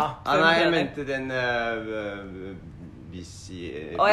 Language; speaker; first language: Norwegian; non-native, fluent; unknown